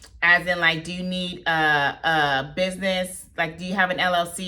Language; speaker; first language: English; native; English